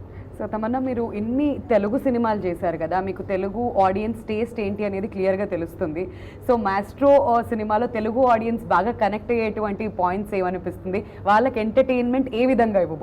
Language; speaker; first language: Telugu; native; Telugu